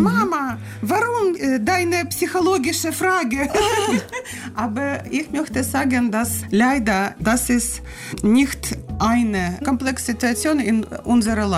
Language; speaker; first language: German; non-native, learner; Russian